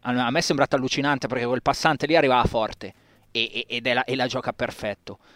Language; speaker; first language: Italian; native; Italian